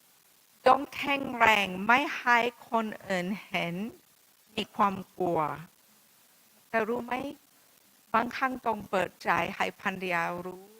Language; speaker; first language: Thai; non-native, fluent; English